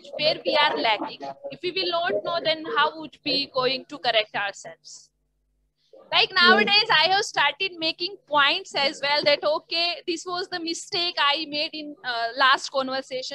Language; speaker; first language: English; non-native, learner; Hindi